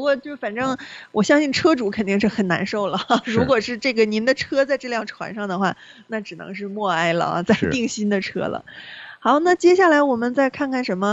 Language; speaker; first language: Chinese; native; Chinese